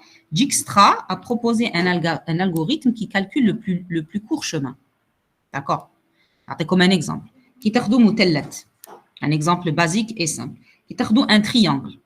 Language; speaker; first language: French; non-native, local second language; Arabic